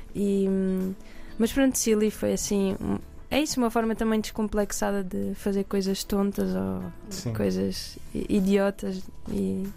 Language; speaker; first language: Portuguese; native; Portuguese